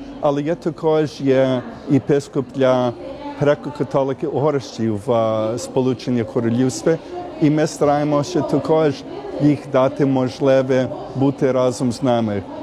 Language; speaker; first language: Ukrainian; early bilingual, heritage; Ukrainian